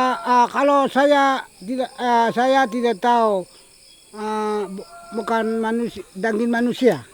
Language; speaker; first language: Indonesian; non-native, local second language; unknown